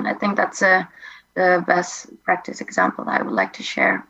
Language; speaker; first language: English; non-native, fluent; Indonesian